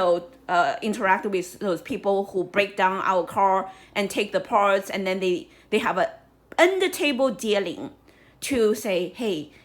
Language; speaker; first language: English; non-native, fluent; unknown